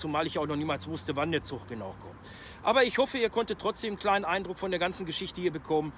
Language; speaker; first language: German; native; German